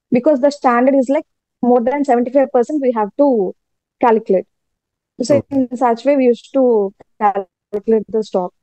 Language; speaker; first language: English; non-native, local second language; Telugu